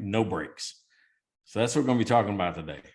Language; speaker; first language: English; native; English